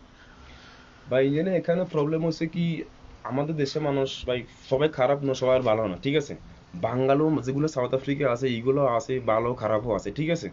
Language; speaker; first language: Bangla; non-native, fluent; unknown